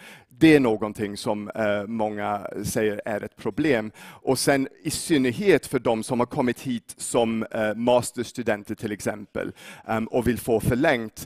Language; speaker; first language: Swedish; non-native, fluent; English